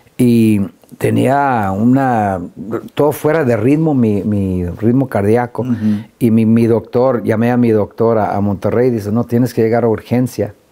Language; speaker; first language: Spanish; early bilingual, heritage; Spanish